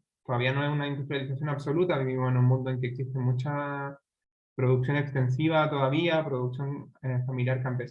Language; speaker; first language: Spanish; native; Spanish